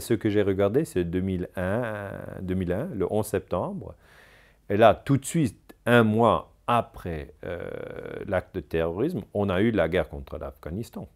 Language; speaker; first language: French; non-native, local second language; German